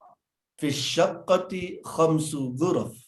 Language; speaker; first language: Arabic; non-native, fluent; Indonesian